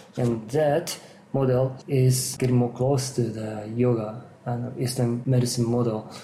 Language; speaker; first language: English; non-native, fluent; Japanese